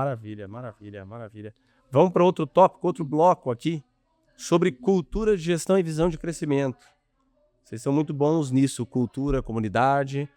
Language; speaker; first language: Portuguese; native; Portuguese